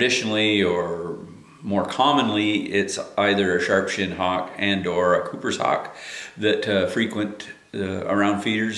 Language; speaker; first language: English; native; English